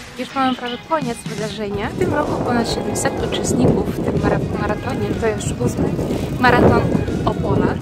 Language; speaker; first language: Polish; non-native, fluent; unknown